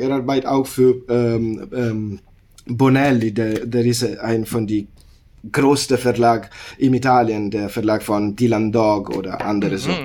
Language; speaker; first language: German; non-native, learner; Italian